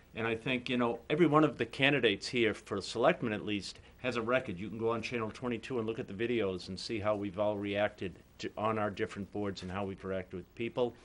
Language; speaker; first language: English; native; English